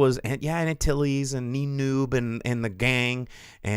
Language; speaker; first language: English; native; English